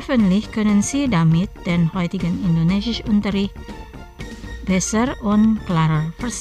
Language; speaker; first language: German; non-native, fluent; Indonesian